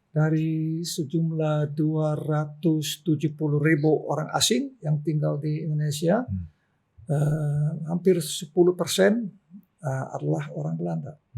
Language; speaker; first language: Indonesian; non-native, local second language; Dutch